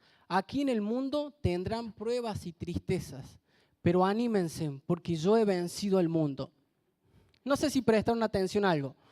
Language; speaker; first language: Spanish; native; Spanish